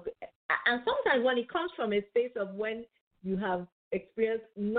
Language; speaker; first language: English; non-native, local second language; Yoruba